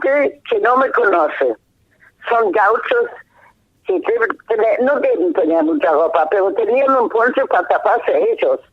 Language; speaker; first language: Spanish; non-native, fluent; German